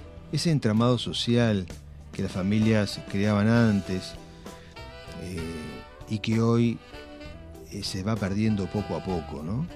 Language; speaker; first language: Spanish; native; Spanish